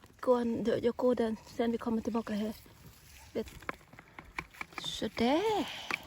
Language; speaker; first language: Swedish; non-native, learner; Thai